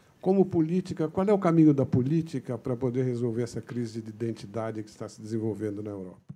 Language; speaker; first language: Portuguese; native; Portuguese